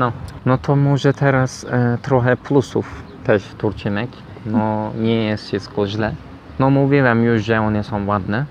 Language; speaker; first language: Polish; non-native, learner; Turkish